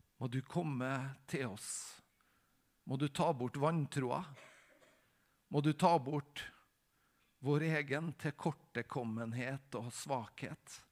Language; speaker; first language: Norwegian; native; Norwegian